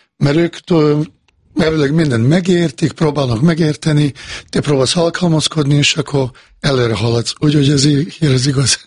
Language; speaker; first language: Hungarian; non-native, fluent; Bosnian